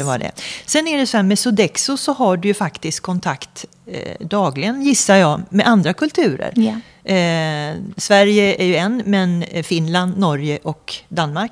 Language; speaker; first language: Swedish; native; Swedish